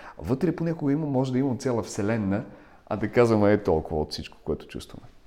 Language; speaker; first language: Bulgarian; non-native, fluent; Russian